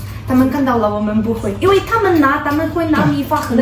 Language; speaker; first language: Chinese; non-native, fluent; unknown